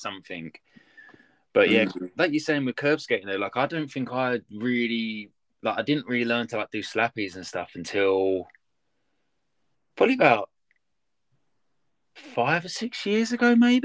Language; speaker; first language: English; native; English